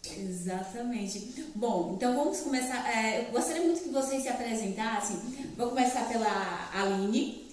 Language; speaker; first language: Portuguese; native; Portuguese